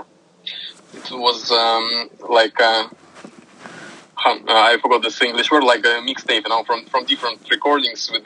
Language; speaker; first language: English; non-native, fluent; Russian